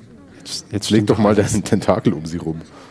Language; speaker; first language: German; native; German